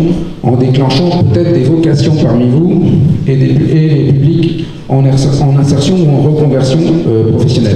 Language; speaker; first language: French; native; French